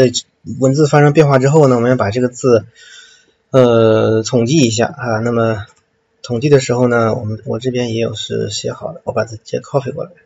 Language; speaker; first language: Chinese; native; Chinese